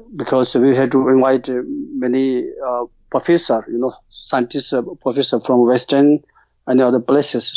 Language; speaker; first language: English; non-native, learner; Tibetan